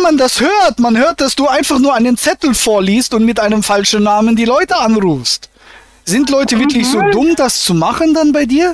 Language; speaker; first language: German; native; German